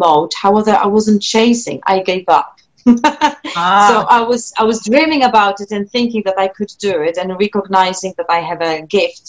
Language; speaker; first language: English; non-native, fluent; Polish